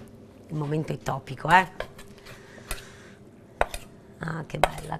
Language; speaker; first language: Italian; native; Italian